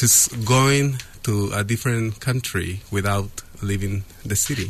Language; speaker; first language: English; non-native, fluent; Spanish